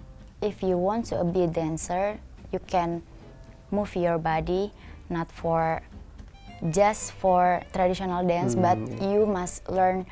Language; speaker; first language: English; non-native, learner; Indonesian